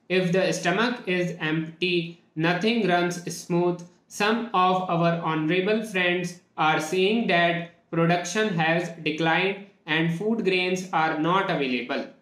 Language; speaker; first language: English; non-native, local second language; Hindi